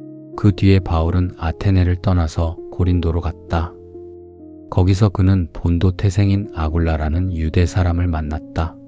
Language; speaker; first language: Korean; native; Korean